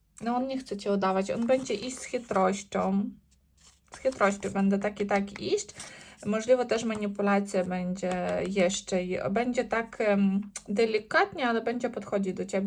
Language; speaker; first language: Polish; non-native, learner; Ukrainian